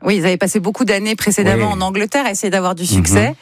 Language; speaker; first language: French; native; French